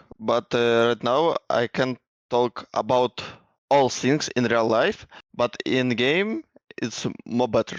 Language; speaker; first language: English; non-native, learner; Russian